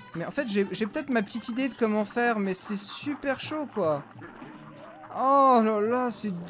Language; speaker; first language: French; native; French